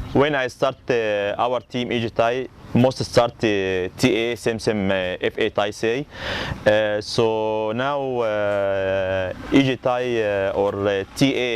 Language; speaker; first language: English; non-native, learner; Arabic